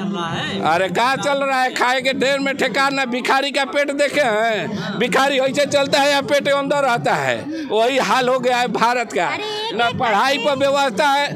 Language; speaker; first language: Hindi; native; Hindi